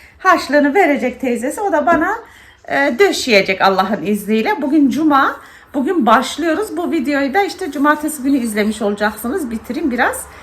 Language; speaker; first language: Turkish; early bilingual, heritage; Turkish